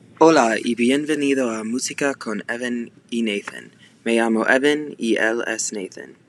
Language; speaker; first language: Spanish; non-native, learner; English